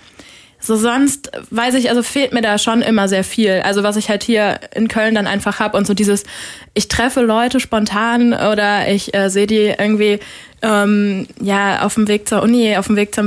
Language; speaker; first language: German; native; German